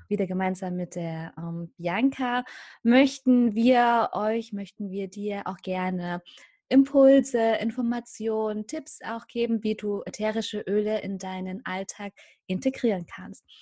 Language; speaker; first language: German; native; German